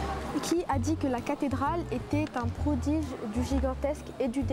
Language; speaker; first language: French; native; French